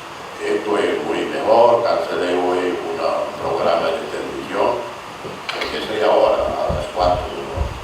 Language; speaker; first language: Spanish; non-native, fluent; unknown